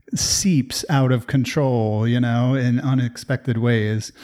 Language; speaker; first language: English; native; English